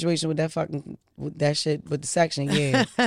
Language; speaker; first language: English; native; English